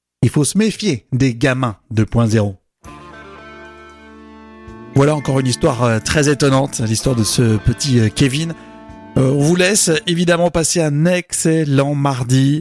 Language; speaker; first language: French; native; French